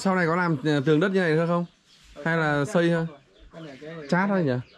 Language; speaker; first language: Vietnamese; native; Vietnamese